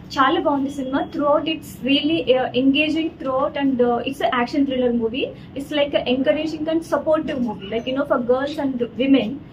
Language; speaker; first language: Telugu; non-native, learner; Kannada